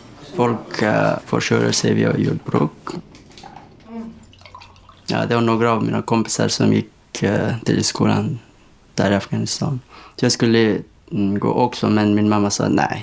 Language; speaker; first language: Swedish; non-native, learner; Persian